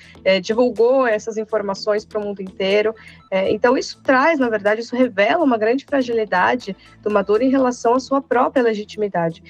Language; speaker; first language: Portuguese; native; Portuguese